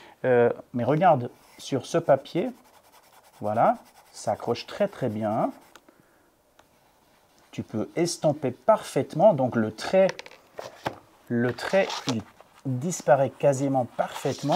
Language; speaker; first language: French; native; French